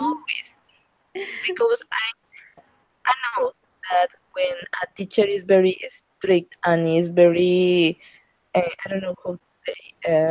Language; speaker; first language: English; non-native, learner; Spanish